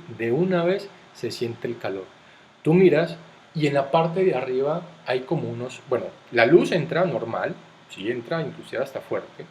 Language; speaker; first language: Spanish; native; Spanish